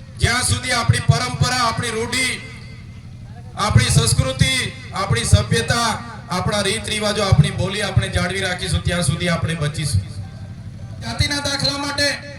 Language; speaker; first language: Gujarati; non-native, local second language; Vasavi